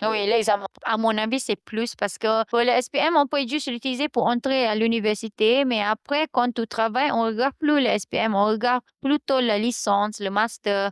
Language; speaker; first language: French; non-native, fluent; Malay